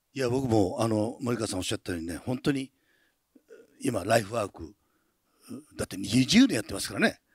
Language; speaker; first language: Japanese; native; Japanese